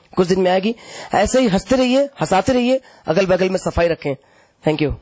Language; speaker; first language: Hindi; native; Hindi